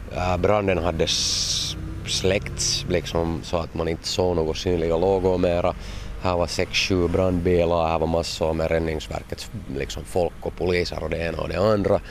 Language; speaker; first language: Swedish; native; Swedish